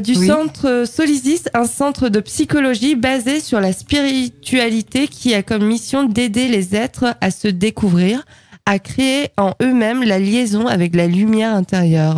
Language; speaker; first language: French; native; French